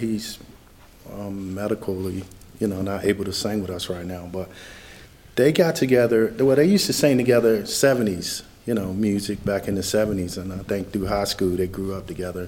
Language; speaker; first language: English; native; English